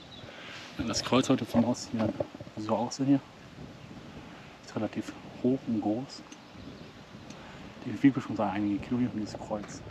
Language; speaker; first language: German; native; German